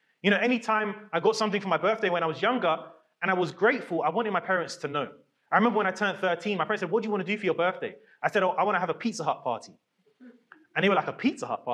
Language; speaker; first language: English; native; English